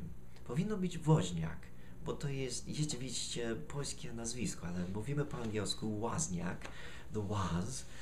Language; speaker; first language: Polish; non-native, fluent; English